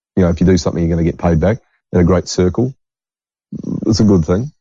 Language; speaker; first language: English; native; English